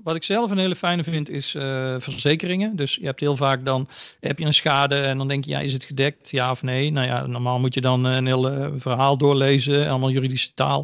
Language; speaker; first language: Dutch; native; Dutch